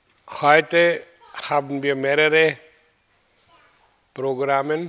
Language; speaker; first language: German; non-native, learner; Hindi